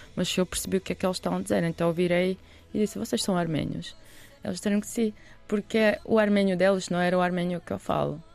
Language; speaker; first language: Portuguese; non-native, fluent; Russian